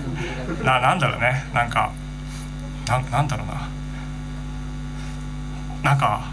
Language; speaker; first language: Japanese; native; Japanese